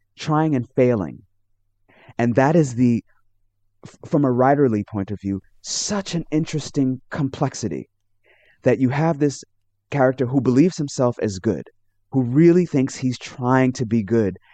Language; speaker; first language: English; native; English